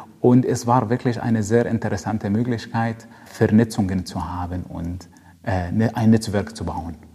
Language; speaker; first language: German; non-native, fluent; Arabic